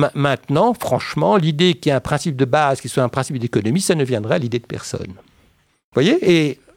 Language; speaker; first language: French; native; French